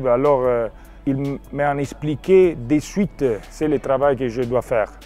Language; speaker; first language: French; non-native, learner; Italian